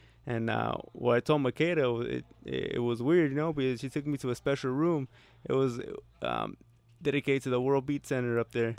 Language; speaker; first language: English; early bilingual, other home language; Spanish